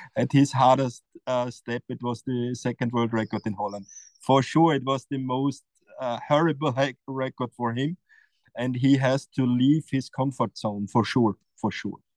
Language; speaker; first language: English; non-native, learner; German